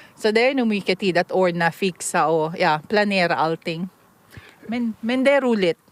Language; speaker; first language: Swedish; non-native, fluent; Filipino